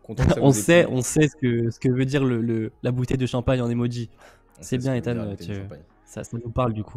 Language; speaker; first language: French; native; French